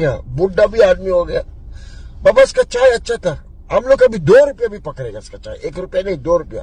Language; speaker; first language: Hindi; non-native, learner; Arabic